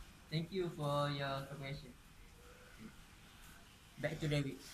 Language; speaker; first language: English; non-native, local second language; Malay